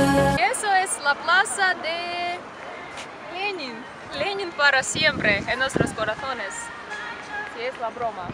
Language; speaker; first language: Spanish; non-native, fluent; Russian